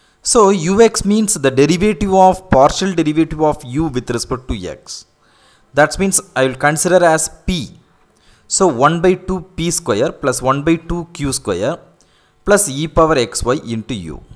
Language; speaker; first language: English; non-native, local second language; Tamil